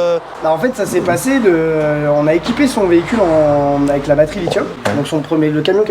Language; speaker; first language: French; native; French